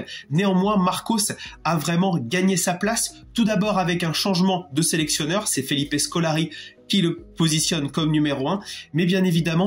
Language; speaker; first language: French; native; French